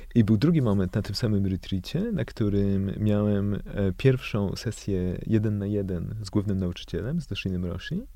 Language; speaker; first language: Polish; native; Polish